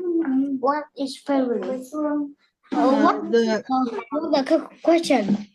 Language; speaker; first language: English; non-native, learner; Vietnamese